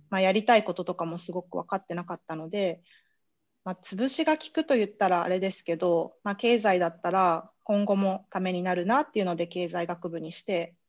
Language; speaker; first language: Japanese; native; Japanese